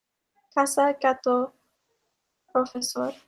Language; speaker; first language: Spanish; non-native, learner; English